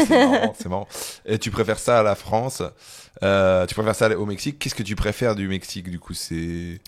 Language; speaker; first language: French; native; French